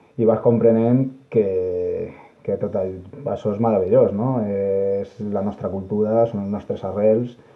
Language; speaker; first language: Catalan; non-native, local second language; Spanish